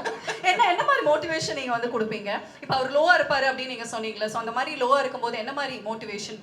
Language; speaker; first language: Tamil; native; Tamil